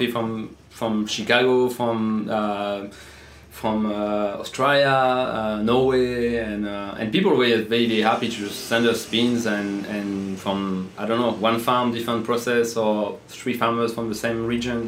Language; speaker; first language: English; non-native, fluent; French